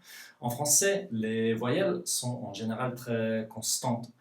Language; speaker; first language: French; non-native, fluent; Norwegian